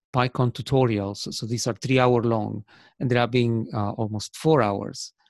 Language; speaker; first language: English; non-native, fluent; Spanish